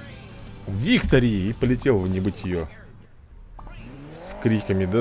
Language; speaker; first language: Russian; native; Russian